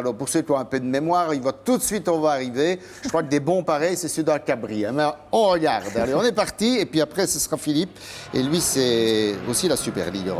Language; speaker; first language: French; native; French